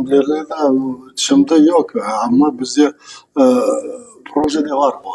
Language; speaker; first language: Turkish; non-native, learner; Kazakh